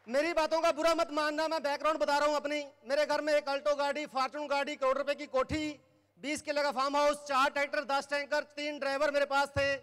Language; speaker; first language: Hindi; native; Hindi